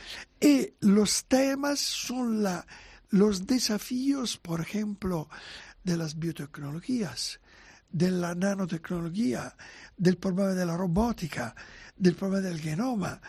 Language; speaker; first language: Spanish; non-native, fluent; Italian